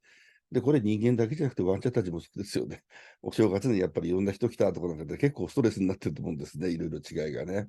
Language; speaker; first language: Japanese; native; Japanese